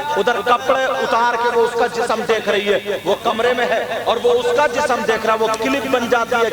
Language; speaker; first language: Urdu; native; Urdu